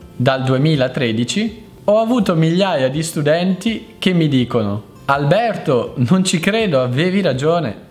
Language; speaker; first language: Italian; native; Italian